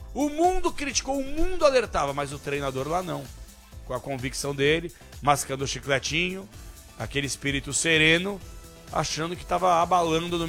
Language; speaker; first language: Portuguese; native; Portuguese